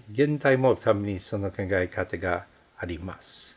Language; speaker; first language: Japanese; non-native, fluent; English